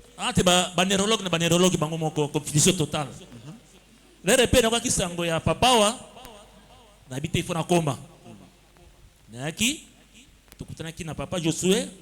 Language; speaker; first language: Lingala; native; Lingala